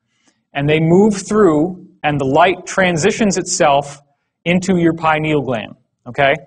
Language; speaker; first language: English; native; English